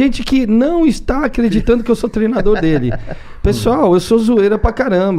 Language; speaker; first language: Portuguese; native; Portuguese